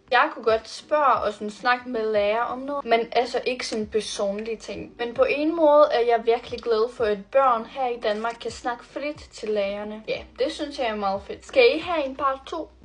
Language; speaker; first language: Danish; non-native, fluent; Ukrainian